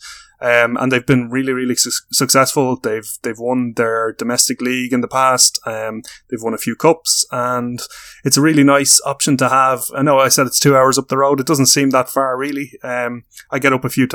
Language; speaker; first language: English; native; English